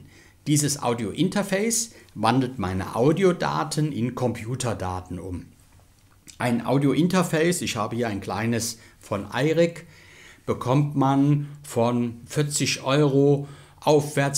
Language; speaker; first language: German; native; German